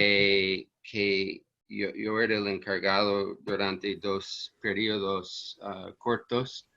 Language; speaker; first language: Spanish; non-native, fluent; English